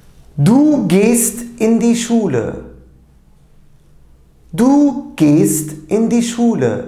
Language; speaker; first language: German; non-native, fluent; Turkish